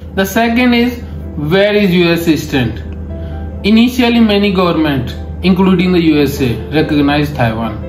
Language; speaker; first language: English; non-native, local second language; Hindi